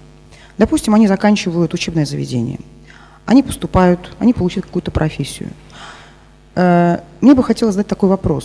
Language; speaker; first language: Russian; native; Russian